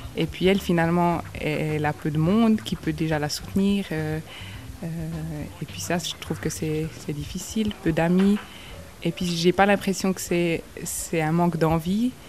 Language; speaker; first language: French; native; French